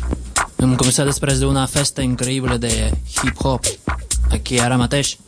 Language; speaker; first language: Catalan; non-native, fluent; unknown